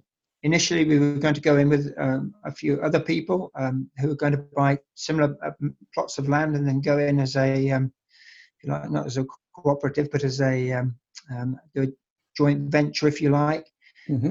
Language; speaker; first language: English; native; English